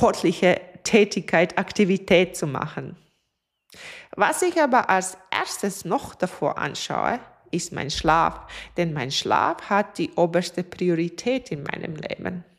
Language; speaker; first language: German; non-native, fluent; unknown